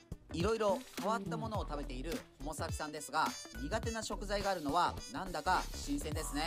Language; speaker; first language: Japanese; native; Japanese